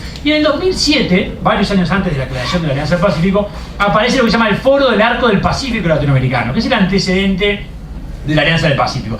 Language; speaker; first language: Spanish; native; Spanish